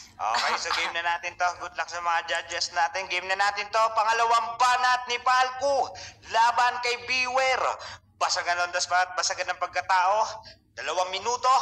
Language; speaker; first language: Filipino; native; Filipino